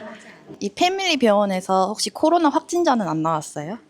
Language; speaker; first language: Korean; native; Korean